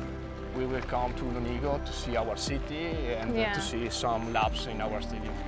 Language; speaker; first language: English; non-native, learner; Italian